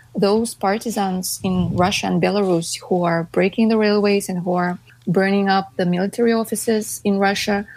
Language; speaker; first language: English; non-native, fluent; Russian